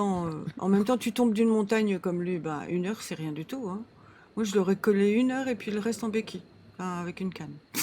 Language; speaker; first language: French; native; French